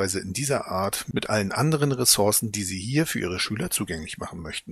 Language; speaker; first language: German; native; German